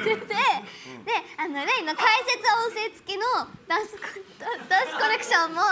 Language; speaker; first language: Japanese; native; Japanese